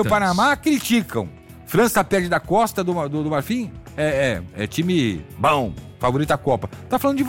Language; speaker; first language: Portuguese; native; Portuguese